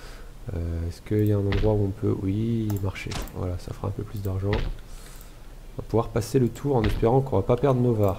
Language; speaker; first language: French; native; French